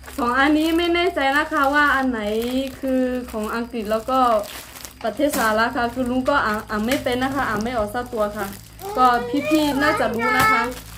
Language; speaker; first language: Thai; non-native, local second language; Akha